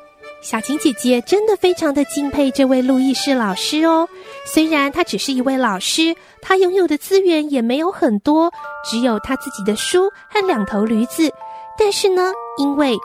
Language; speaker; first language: Chinese; native; Chinese